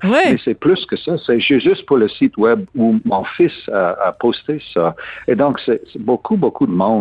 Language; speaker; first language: French; non-native, learner; English